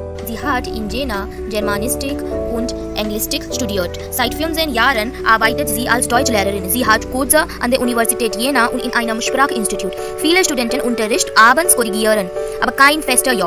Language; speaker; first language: German; non-native, fluent; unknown